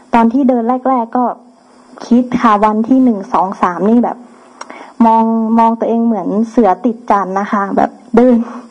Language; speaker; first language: Thai; native; Thai